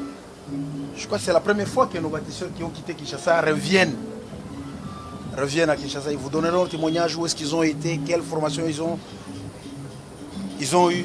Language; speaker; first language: French; non-native, local second language; Lingala